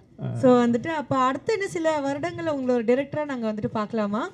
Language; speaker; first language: Tamil; native; Tamil